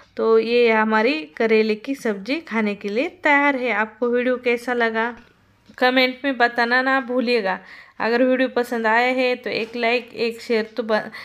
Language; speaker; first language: Hindi; non-native, local second language; Marathi